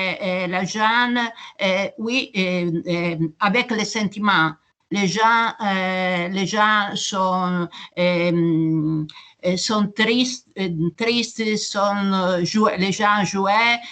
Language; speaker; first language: French; non-native, learner; Italian